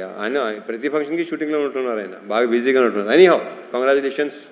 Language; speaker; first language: Telugu; native; Telugu